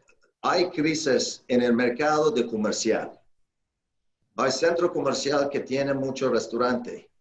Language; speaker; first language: Spanish; non-native, learner; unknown